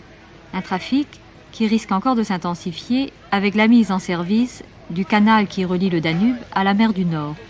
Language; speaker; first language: French; native; French